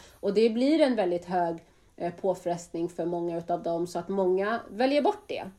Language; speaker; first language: Swedish; native; Swedish